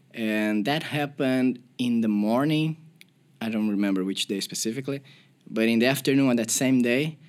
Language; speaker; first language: English; non-native, fluent; Portuguese